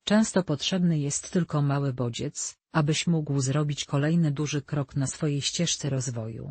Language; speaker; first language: Polish; native; Polish